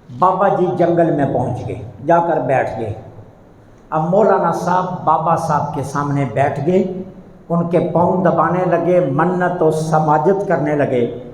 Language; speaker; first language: Urdu; non-native, local second language; Punjabi